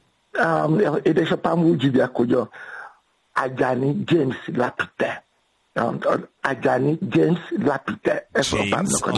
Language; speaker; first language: Hungarian; non-native, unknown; Yoruba